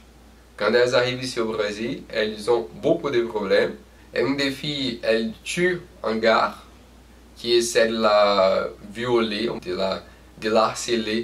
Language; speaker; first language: French; non-native, fluent; Portuguese